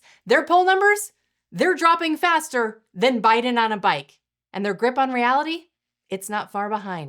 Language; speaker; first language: English; native; English